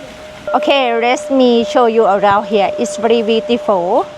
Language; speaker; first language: English; non-native, learner; Thai